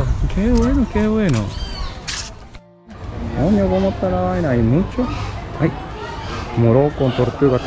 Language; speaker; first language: Spanish; non-native, learner; Japanese